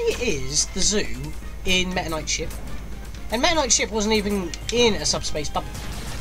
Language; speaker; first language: English; native; English